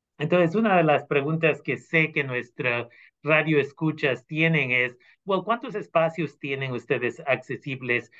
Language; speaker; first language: Spanish; native; Spanish